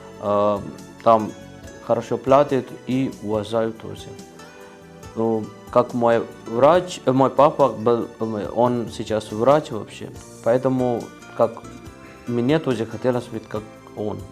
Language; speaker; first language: Russian; non-native, learner; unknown